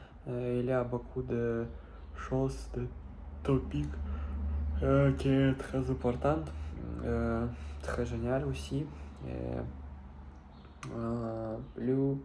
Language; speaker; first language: French; non-native, learner; Russian